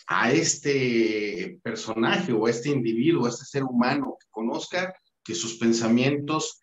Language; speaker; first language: Spanish; native; Spanish